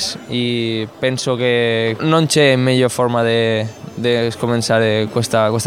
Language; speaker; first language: Italian; non-native, fluent; Spanish